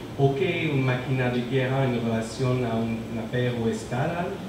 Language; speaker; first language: Portuguese; non-native, learner; French